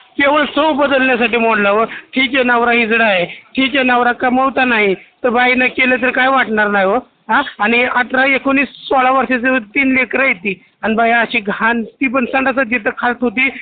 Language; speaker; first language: Marathi; native; Marathi